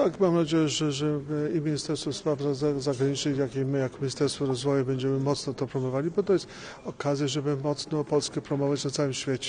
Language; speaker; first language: Polish; early bilingual, heritage; English